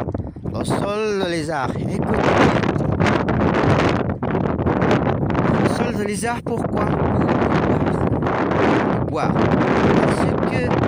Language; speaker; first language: French; non-native, learner; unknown